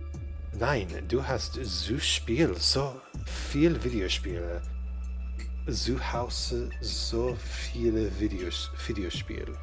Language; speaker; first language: German; non-native, learner; English